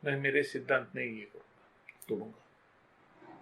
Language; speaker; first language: Hindi; non-native, local second language; Marathi